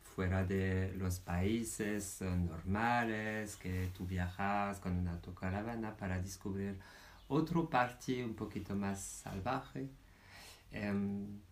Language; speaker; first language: Spanish; non-native, fluent; French